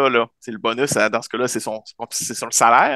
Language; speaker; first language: French; native; French